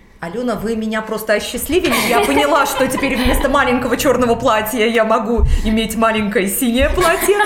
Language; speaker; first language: Russian; native; Russian